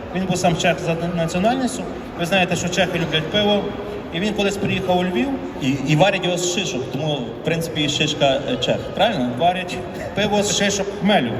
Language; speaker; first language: Ukrainian; native; Ukrainian